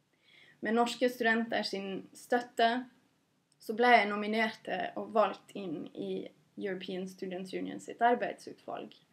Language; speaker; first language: Norwegian; non-native, fluent; English